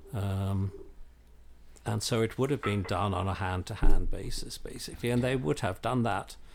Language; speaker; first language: English; native; English